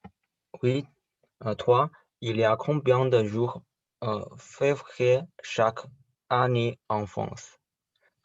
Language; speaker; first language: French; non-native, learner; Chinese